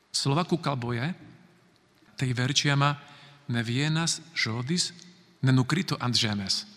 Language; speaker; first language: Lithuanian; non-native, learner; Slovak